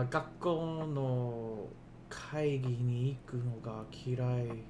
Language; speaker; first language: Japanese; non-native, learner; English